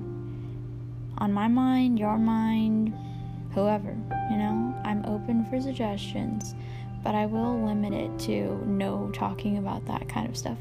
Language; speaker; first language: English; native; English